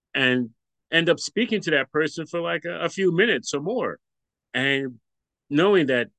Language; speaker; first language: English; native; English